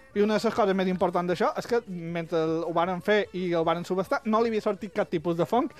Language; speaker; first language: Catalan; native; Catalan